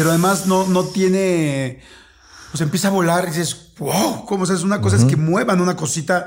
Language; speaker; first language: Spanish; native; Spanish